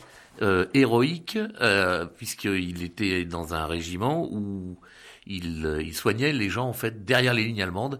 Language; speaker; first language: French; native; French